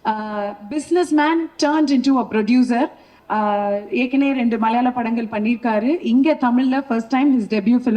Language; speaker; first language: Tamil; native; Tamil